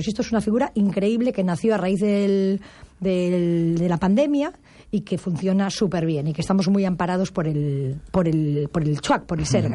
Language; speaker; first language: Spanish; native; Spanish